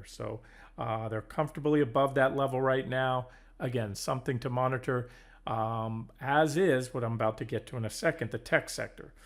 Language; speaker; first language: English; native; English